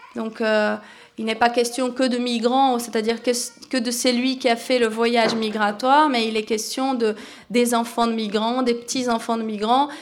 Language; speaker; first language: French; non-native, fluent; Portuguese